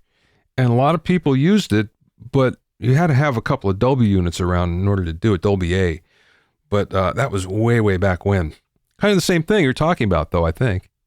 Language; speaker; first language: English; native; English